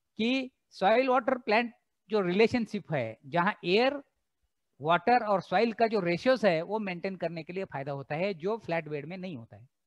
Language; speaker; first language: Hindi; non-native, local second language; Marathi